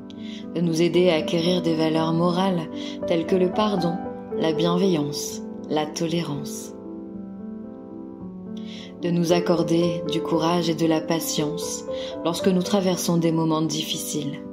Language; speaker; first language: French; native; French